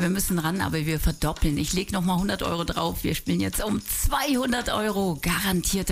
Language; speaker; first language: German; native; German